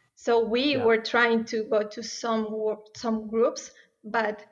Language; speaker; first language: English; non-native, fluent; Spanish